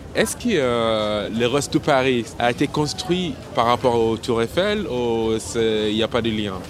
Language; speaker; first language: French; non-native, fluent; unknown